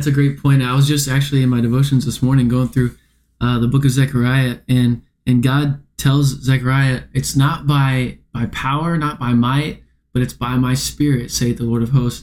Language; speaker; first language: English; native; English